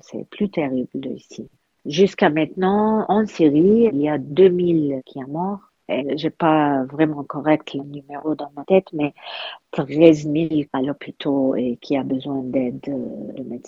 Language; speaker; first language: French; non-native, learner; Arabic